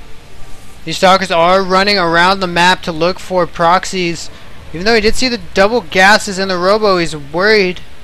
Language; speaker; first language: English; native; English